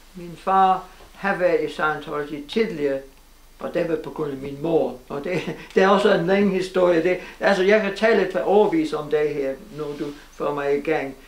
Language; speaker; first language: Danish; non-native, fluent; English